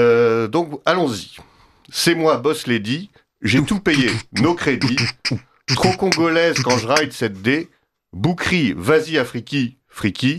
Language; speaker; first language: French; native; French